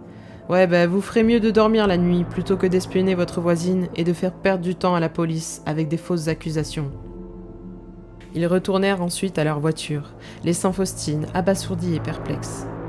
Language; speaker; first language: French; native; French